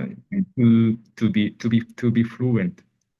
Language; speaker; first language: English; non-native, learner; Japanese